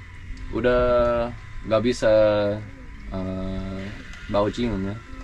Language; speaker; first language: Indonesian; non-native, learner; English